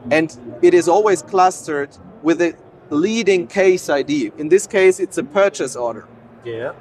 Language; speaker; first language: English; non-native, fluent; German